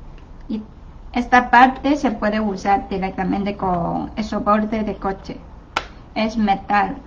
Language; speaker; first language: Spanish; non-native, learner; Chinese